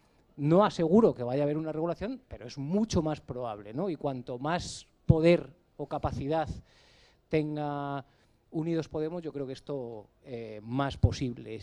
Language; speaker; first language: Spanish; native; Spanish